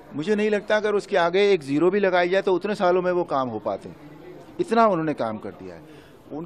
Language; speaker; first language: Hindi; native; Hindi